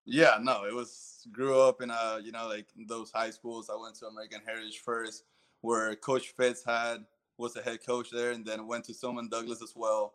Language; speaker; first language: English; early bilingual, other home language; Spanish